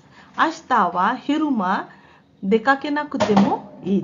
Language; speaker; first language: Japanese; non-native, fluent; Hindi